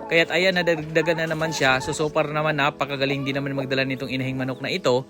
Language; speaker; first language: Filipino; non-native, local second language; Cebuano